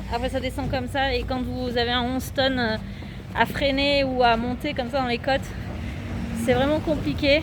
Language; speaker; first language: French; native; French